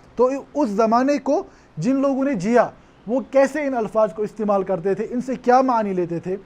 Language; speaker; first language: Urdu; non-native, local second language; Kashmiri